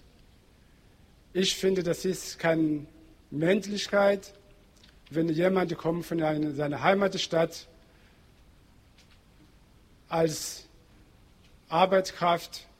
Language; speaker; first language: German; non-native, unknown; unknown